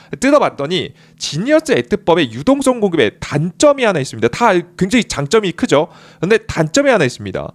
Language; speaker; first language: Korean; native; Korean